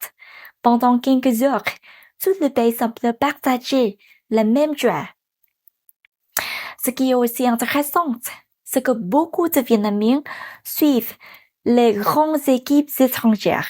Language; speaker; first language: French; non-native, fluent; Vietnamese